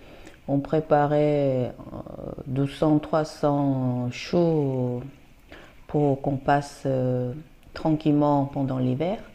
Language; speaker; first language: French; non-native, fluent; Korean